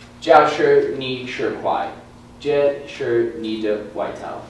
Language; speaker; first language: Chinese; non-native, learner; English